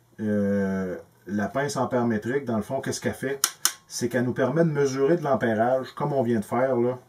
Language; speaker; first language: French; native; French